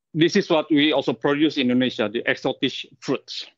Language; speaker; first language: English; non-native, fluent; Indonesian